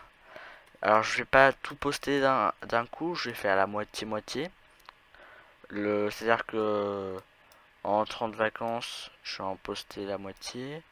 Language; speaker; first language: French; native; French